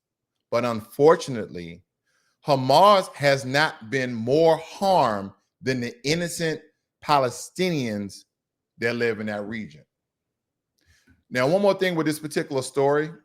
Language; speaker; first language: English; native; English